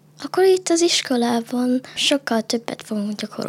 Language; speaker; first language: Hungarian; early bilingual, other home language; Chinese